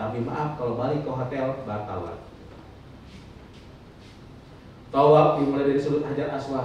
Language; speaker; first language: Indonesian; native; Indonesian